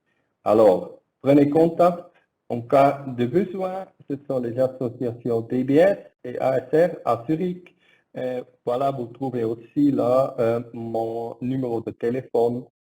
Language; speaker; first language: French; non-native, learner; German